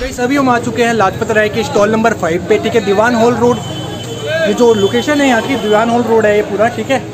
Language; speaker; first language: Hindi; native; Hindi